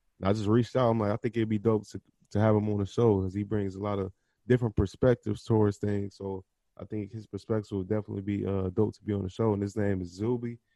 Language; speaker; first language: English; native; English